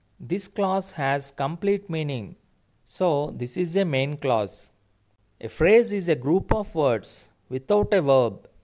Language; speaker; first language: English; non-native, local second language; Telugu